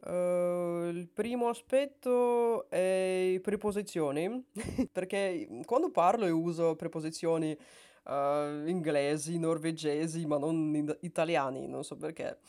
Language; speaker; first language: Italian; non-native, learner; Russian